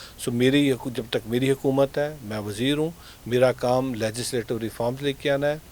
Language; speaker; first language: Urdu; non-native, local second language; Punjabi